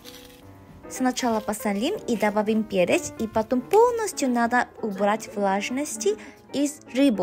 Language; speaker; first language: Russian; non-native, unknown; Korean